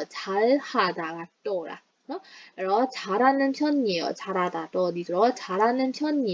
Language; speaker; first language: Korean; non-native, fluent; Burmese